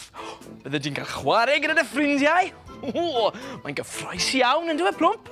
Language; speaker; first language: Welsh; native; Welsh